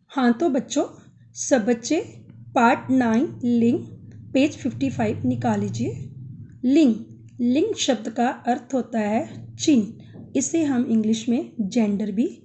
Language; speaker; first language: Hindi; native; Hindi